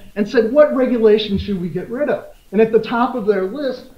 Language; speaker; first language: English; native; English